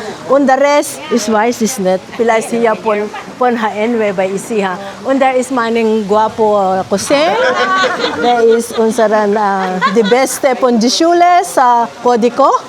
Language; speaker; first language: German; non-native, learner; Filipino